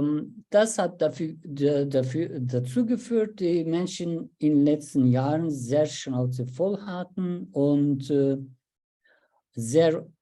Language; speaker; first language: German; non-native, learner; Turkish